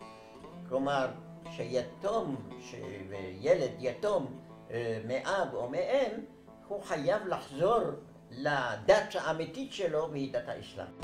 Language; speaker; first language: Hebrew; non-native, fluent; Arabic